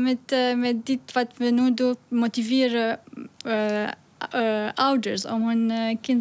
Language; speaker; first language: Dutch; non-native, learner; Arabic